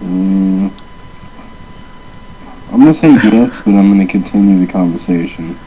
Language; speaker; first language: English; native; English